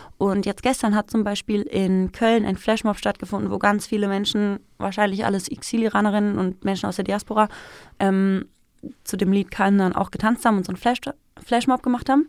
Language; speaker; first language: German; early bilingual, other home language; Persian